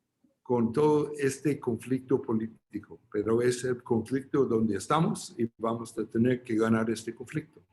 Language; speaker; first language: Spanish; non-native, fluent; English